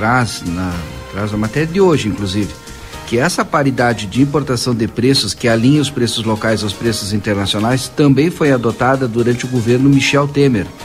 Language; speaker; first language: Portuguese; native; Portuguese